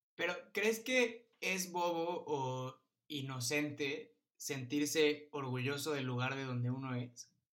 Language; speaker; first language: Spanish; native; Spanish